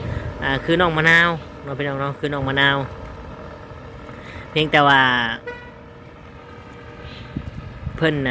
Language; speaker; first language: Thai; non-native, local second language; Lao